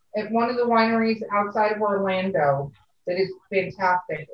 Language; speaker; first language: English; native; English